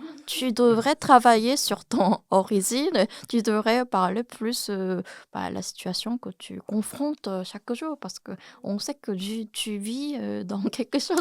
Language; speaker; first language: French; non-native, fluent; Korean